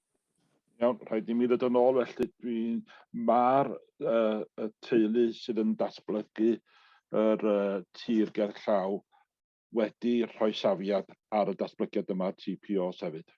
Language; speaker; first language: Welsh; native; Welsh